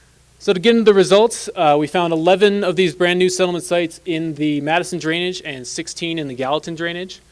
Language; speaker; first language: English; native; English